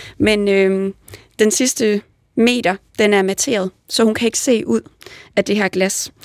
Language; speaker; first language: Danish; native; Danish